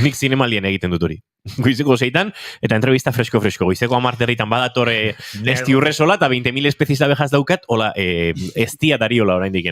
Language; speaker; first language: Basque; native; Basque